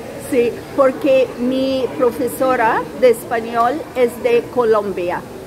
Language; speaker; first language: Spanish; non-native, learner; Arabic